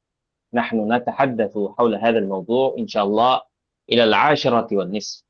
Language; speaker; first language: Arabic; non-native, fluent; Bangla